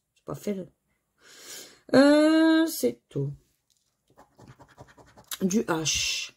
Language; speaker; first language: French; native; French